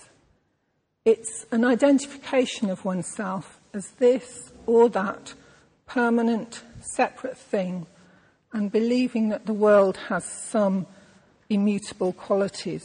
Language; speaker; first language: English; native; English